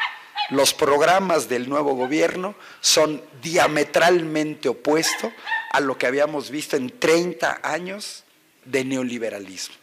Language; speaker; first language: Spanish; native; Spanish